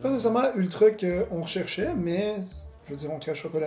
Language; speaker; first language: French; native; French